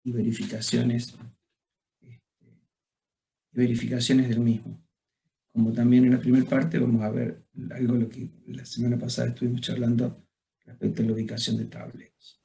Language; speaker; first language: Spanish; native; Spanish